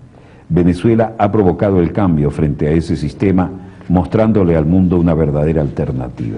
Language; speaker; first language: Spanish; native; Spanish